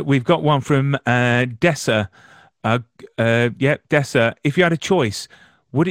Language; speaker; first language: English; native; English